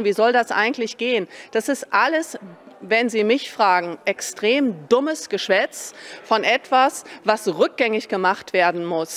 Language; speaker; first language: German; native; German